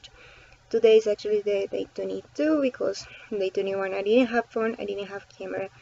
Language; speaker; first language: English; non-native, fluent; Spanish